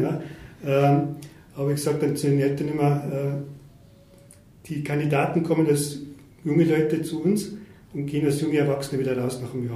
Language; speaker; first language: German; native; German